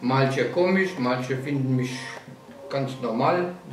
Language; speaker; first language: German; non-native, fluent; Slovenian